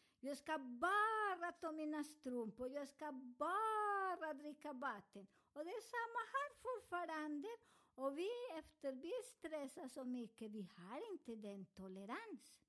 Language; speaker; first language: Swedish; non-native, learner; Spanish